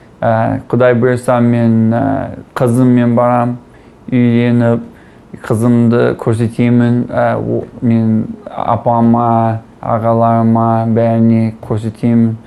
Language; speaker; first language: Kazakh; non-native, learner; English